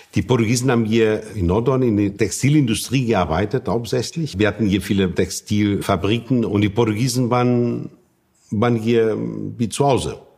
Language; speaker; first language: German; non-native, fluent; Portuguese